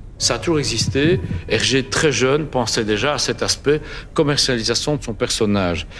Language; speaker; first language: French; native; French